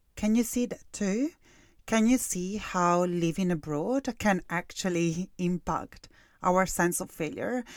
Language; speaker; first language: English; non-native, fluent; Italian